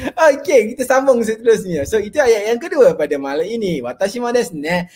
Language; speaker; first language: Malay; native; Malay